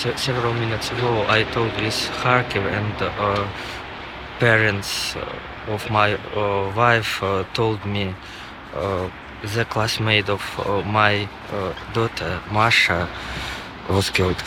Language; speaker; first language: English; non-native, learner; Russian